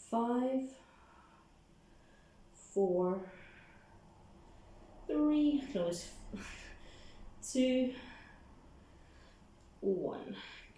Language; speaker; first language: English; native; English